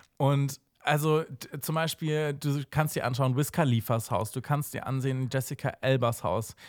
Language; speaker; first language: German; native; German